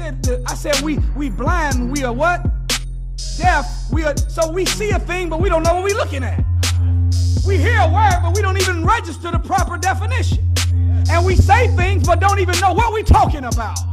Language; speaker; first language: English; native; English